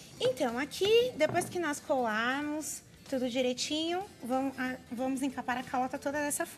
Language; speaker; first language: Portuguese; native; Portuguese